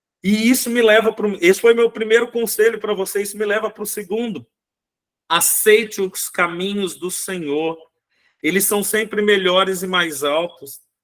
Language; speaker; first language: Portuguese; native; Portuguese